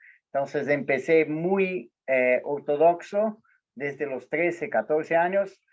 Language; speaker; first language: Spanish; non-native, learner; Portuguese